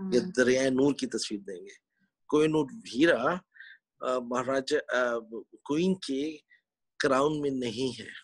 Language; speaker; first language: Urdu; native; Urdu